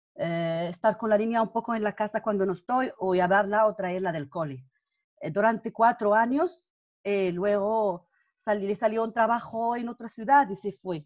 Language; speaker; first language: Spanish; non-native, fluent; Arabic